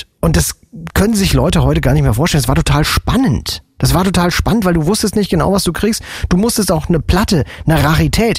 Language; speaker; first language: German; native; German